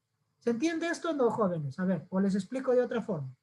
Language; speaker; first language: Spanish; native; Spanish